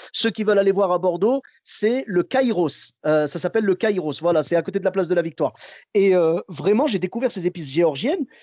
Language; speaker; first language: French; early bilingual, other home language; Arabic